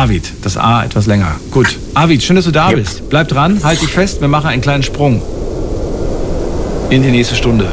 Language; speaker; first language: German; native; German